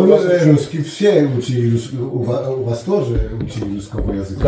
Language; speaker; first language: Russian; non-native, learner; Polish